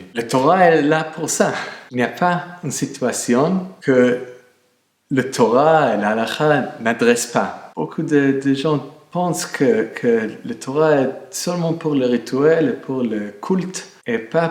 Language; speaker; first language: French; non-native, fluent; English